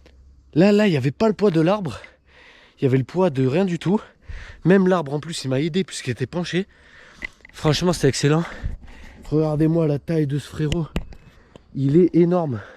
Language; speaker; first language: French; native; French